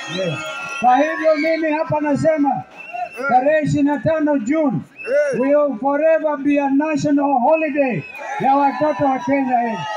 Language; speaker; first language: Swahili; non-native, local second language; Kamba